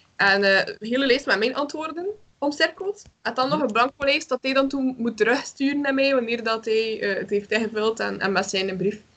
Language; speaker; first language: Dutch; non-native, local second language; French